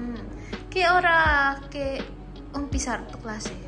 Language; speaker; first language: Spanish; non-native, learner; Filipino